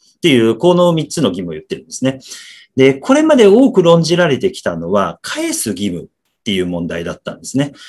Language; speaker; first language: Japanese; native; Japanese